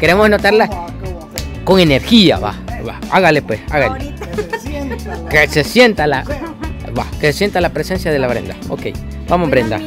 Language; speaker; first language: Spanish; native; Spanish